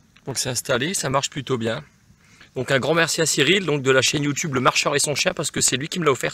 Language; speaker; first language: French; native; French